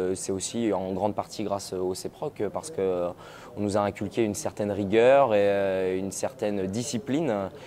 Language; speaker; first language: French; native; French